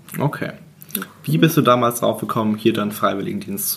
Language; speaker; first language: German; native; German